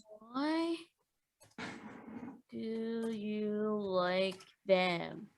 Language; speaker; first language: English; non-native, learner; Vietnamese